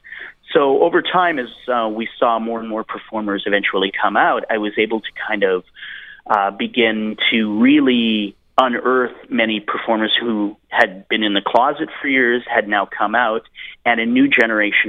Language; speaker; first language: English; native; English